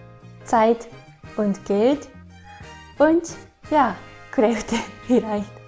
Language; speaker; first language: German; non-native, learner; Japanese